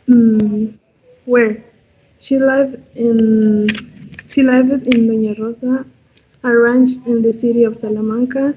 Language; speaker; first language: English; non-native, learner; Spanish